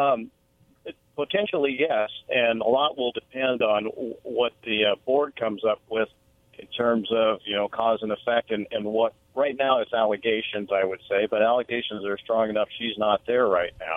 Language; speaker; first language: English; native; English